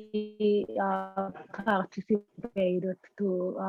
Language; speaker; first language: English; non-native, fluent; Turkish